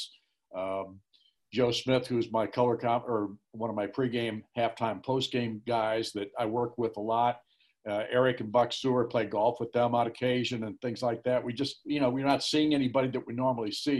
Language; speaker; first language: English; native; English